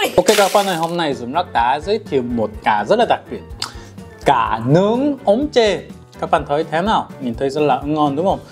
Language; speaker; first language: Vietnamese; non-native, fluent; Korean